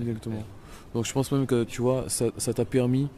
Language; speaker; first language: French; native; French